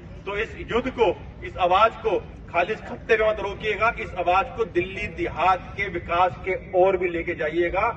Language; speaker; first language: Hindi; native; Hindi